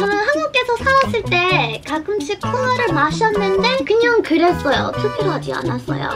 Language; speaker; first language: Korean; non-native, fluent; English